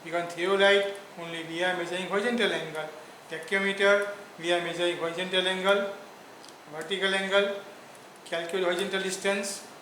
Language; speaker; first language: English; non-native, local second language; Gujarati